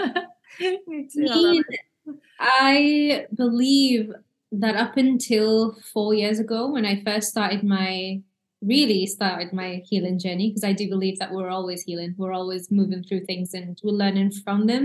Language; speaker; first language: English; early bilingual, other home language; Arabic